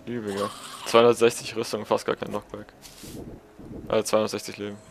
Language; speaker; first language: German; native; German